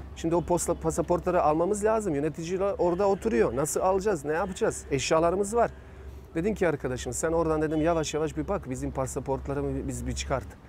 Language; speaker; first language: Turkish; non-native, fluent; Bosnian